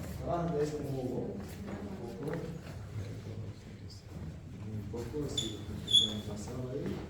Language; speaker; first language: Spanish; non-native, fluent; Hebrew